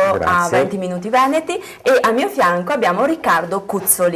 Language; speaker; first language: Italian; native; Italian